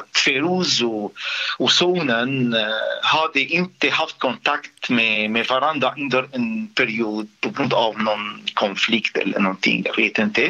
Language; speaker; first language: Swedish; non-native, fluent; Arabic